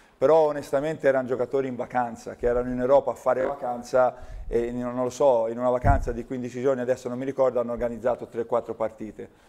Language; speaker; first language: Italian; native; Italian